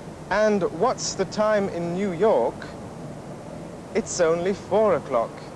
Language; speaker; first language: English; non-native, fluent; German